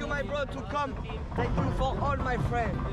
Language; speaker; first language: English; non-native, learner; French